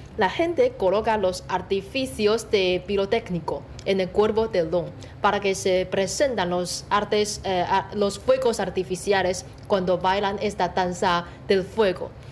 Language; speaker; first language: Spanish; non-native, fluent; Chinese